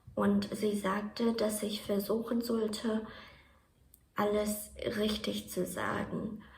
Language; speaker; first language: German; non-native, fluent; Japanese